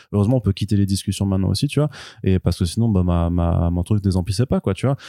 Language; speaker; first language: French; native; French